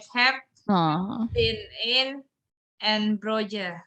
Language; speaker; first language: Dutch; non-native, learner; Indonesian